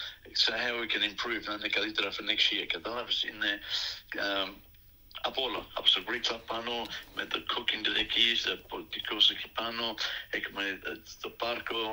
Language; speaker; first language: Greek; early bilingual, other home language; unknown